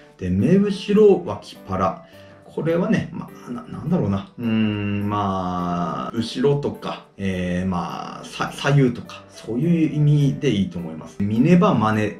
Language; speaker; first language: Japanese; native; Japanese